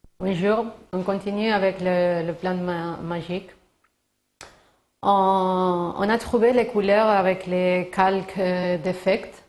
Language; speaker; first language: French; non-native, learner; Spanish